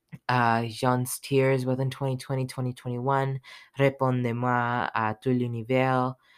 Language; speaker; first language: French; non-native, learner; English